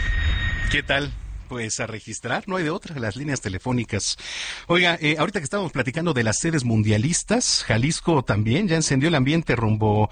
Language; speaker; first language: Spanish; native; Spanish